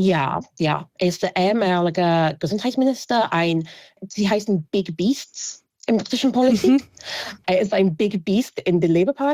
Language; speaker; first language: German; non-native, fluent; English